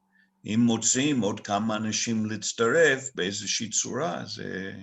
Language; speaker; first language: Hebrew; non-native, fluent; English